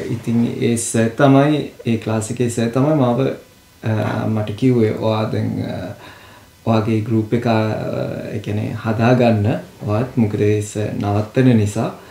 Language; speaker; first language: Sinhala; early bilingual, heritage; Sinhala